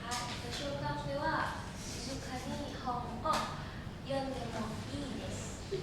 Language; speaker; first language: Japanese; non-native, learner; Indonesian